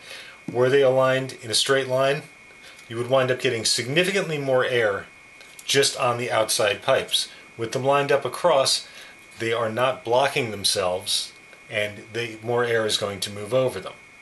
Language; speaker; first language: English; native; English